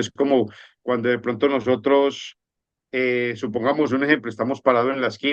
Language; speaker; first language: Spanish; native; Spanish